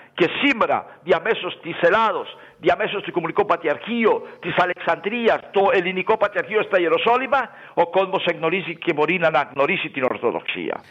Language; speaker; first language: Greek; non-native, fluent; Spanish